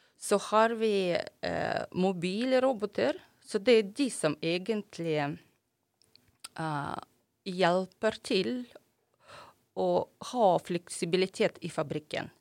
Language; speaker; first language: Norwegian; non-native, fluent; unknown